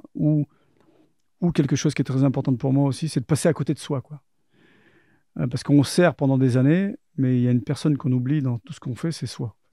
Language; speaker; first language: French; native; French